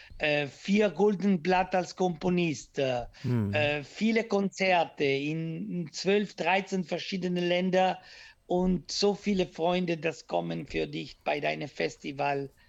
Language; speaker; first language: German; non-native, learner; Italian